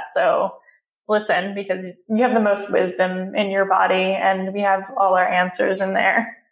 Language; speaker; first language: English; early bilingual, other home language; Hebrew